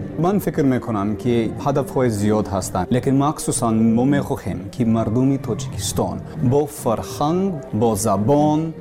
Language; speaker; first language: Persian; non-native, learner; English